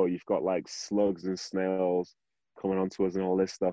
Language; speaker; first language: English; native; English